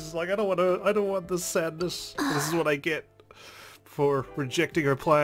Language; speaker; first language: English; native; English